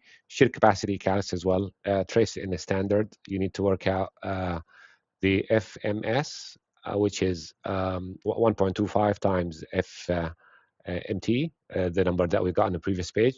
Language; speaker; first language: English; non-native, fluent; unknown